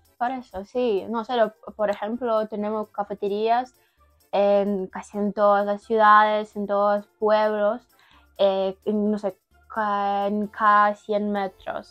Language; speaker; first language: Spanish; non-native, learner; Ukrainian